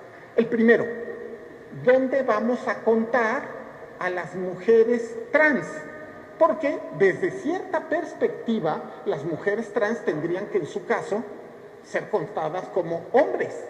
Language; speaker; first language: Spanish; native; Spanish